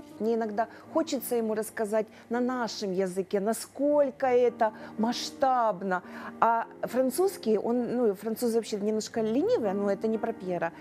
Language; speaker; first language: Ukrainian; non-native, local second language; Russian